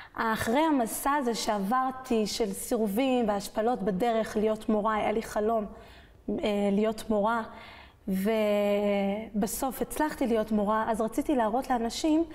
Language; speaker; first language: Hebrew; early bilingual, other home language; French